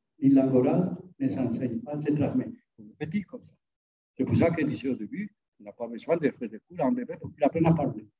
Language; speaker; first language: French; non-native, fluent; Spanish